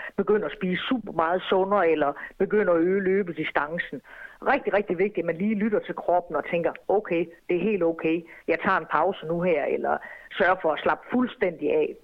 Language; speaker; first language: Danish; native; Danish